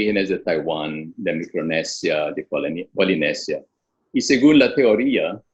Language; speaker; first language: Spanish; non-native, fluent; Filipino